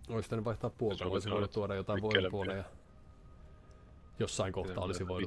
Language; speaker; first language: Finnish; native; Finnish